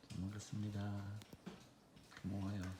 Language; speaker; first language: Korean; non-native, learner; English